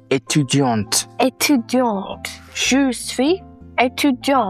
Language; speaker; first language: French; non-native, learner; Uzbek